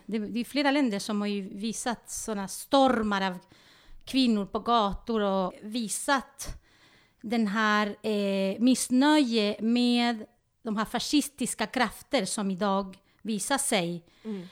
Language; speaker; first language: Swedish; non-native, fluent; Spanish